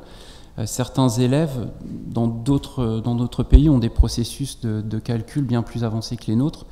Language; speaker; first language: French; native; French